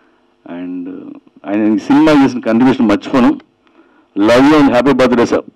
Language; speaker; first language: Telugu; native; Telugu